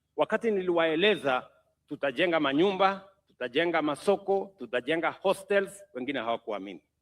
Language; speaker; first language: Swahili; non-native, local second language; Kalenjin